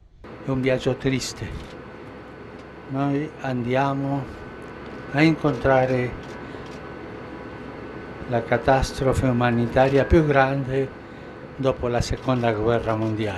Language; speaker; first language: Italian; non-native, fluent; Spanish